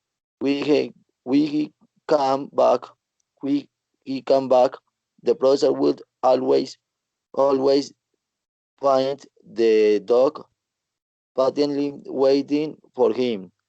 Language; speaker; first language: English; non-native, learner; Spanish